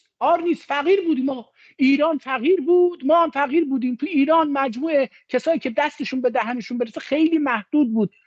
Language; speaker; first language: Persian; non-native, local second language; Azerbaijani